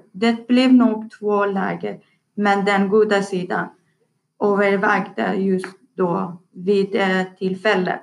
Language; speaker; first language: Swedish; non-native, learner; Persian